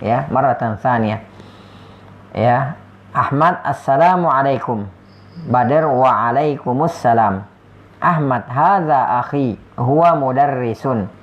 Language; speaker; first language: Arabic; non-native, fluent; Indonesian